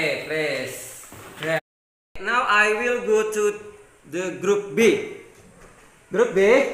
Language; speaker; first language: English; non-native, fluent; Indonesian